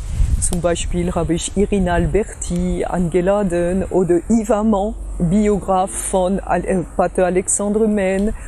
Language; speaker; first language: German; non-native, fluent; French